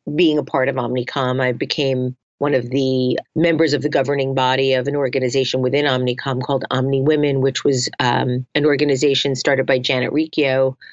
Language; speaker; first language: English; native; English